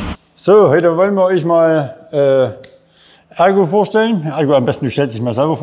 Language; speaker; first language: German; native; German